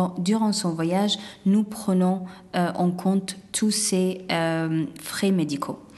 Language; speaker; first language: French; non-native, fluent; Arabic